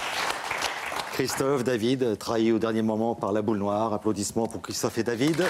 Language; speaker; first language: French; native; French